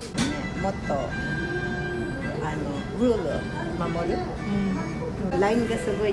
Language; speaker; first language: Japanese; non-native, learner; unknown